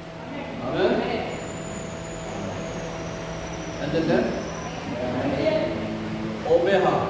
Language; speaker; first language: Spanish; non-native, learner; Korean